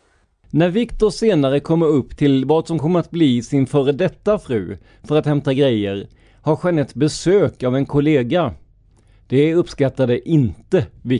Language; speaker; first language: Swedish; native; Swedish